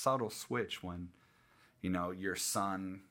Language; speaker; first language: English; native; English